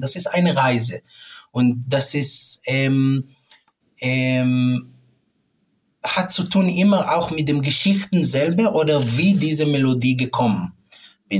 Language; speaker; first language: German; non-native, fluent; Hebrew